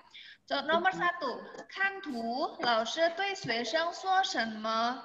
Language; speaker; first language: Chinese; non-native, fluent; Indonesian